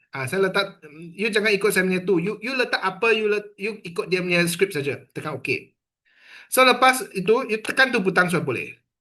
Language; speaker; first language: Malay; non-native, local second language; Chinese